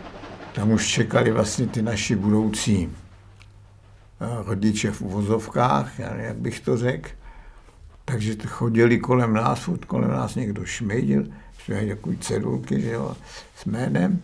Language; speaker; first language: Czech; native; Czech